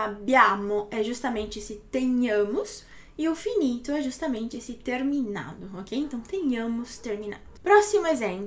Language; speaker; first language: Portuguese; native; Portuguese